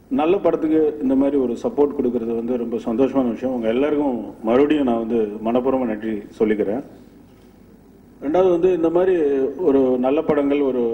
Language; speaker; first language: Tamil; native; Tamil